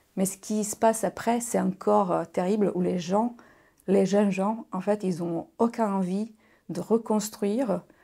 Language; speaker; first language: French; non-native, fluent; Bosnian